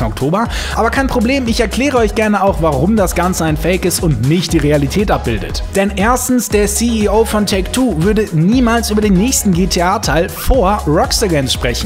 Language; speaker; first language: German; native; German